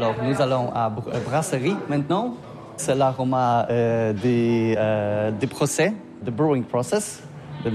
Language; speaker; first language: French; non-native, learner; Polish